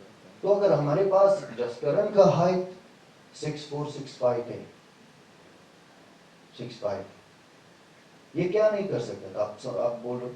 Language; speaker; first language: Hindi; non-native, fluent; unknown